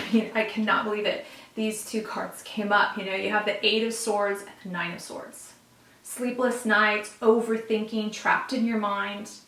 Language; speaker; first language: English; native; English